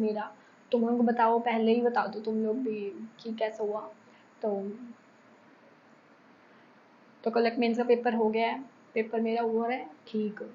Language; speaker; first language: Hindi; native; Hindi